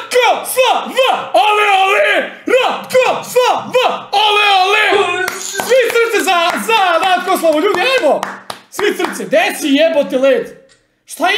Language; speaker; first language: Bosnian; native; Bosnian